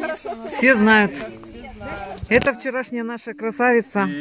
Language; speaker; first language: Russian; native; Russian